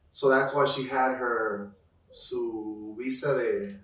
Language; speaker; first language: English; early bilingual, other home language; Spanish